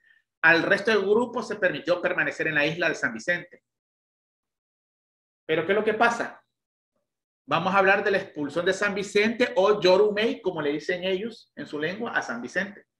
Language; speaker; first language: Spanish; native; Spanish